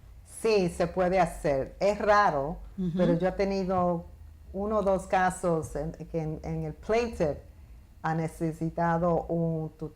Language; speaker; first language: Spanish; early bilingual, heritage; Spanish